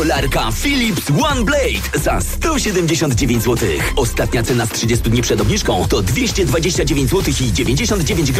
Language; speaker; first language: Polish; native; Polish